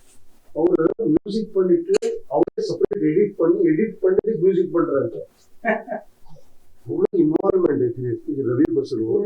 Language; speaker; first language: Tamil; non-native, learner; Kannada